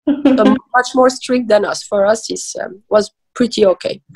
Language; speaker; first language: English; early bilingual, other home language; Persian